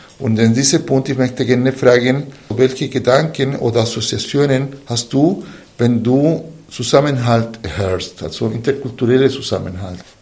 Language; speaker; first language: German; non-native, fluent; Spanish